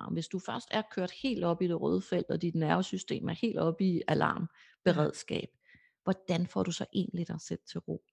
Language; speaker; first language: Danish; native; Danish